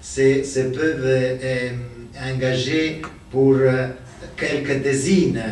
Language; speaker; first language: French; non-native, learner; Italian